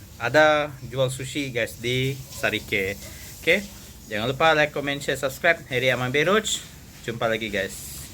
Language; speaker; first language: Malay; native; Malay